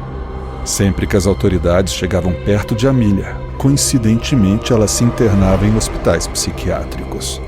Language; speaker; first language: Portuguese; native; Portuguese